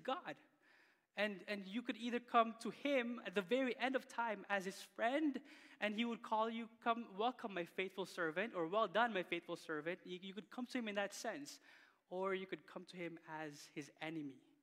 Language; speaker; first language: English; non-native, local second language; Filipino